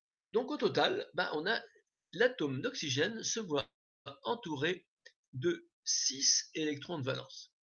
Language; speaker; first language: French; native; French